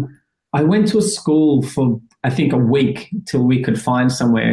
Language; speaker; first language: English; early bilingual, other home language; Persian